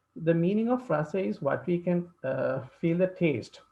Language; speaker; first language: English; non-native, local second language; Sinhala